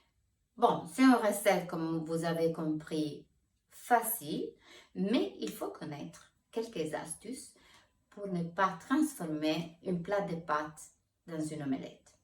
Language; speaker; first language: French; non-native, fluent; Italian